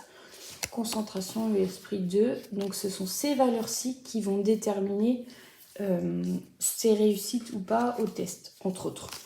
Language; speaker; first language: French; native; French